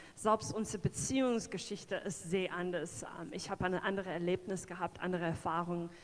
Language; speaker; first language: German; non-native, fluent; English